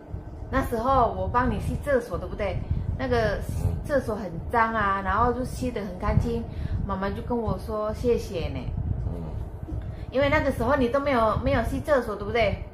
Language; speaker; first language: Chinese; non-native, fluent; Indonesian